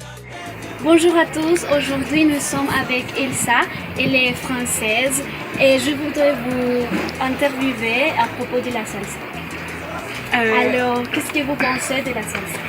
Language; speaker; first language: French; non-native, learner; Spanish